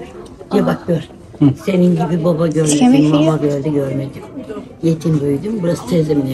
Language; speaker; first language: Turkish; native; Turkish